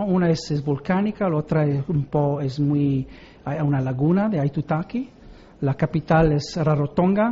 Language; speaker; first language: Spanish; non-native, learner; Italian